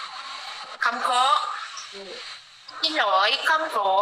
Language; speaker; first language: Vietnamese; non-native, learner; Indonesian